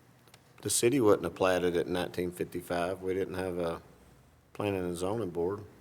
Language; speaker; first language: English; native; English